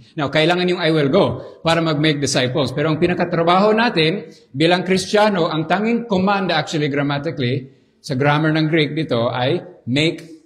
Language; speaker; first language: Filipino; non-native, learner; English